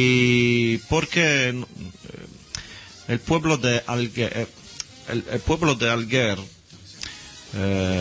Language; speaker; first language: Spanish; non-native, learner; Italian